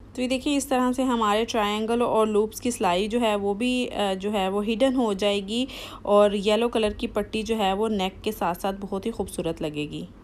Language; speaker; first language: Urdu; native; Urdu